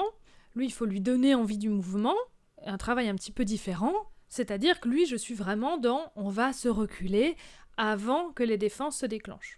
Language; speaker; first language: French; native; French